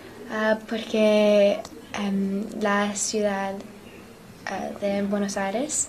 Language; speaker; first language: Spanish; non-native, learner; English